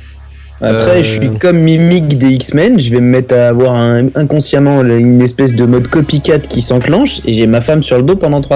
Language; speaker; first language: French; native; French